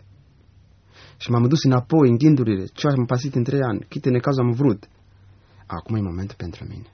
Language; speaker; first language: Romanian; non-native, learner; Rundi